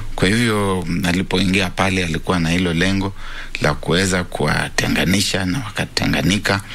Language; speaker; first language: Swahili; non-native, local second language; Luyia